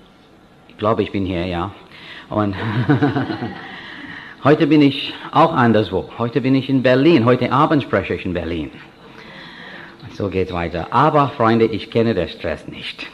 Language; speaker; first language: German; non-native, fluent; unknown